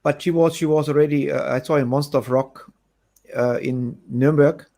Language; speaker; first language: English; non-native, fluent; German